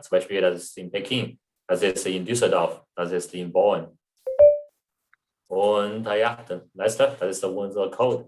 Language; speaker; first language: German; non-native, learner; Chinese